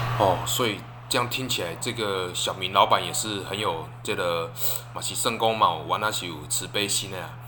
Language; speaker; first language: Chinese; native; Chinese